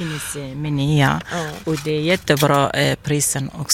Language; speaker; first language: Swedish; non-native, learner; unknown